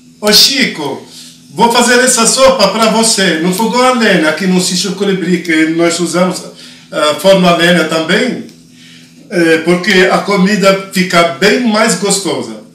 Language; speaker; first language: Portuguese; non-native, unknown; Arabic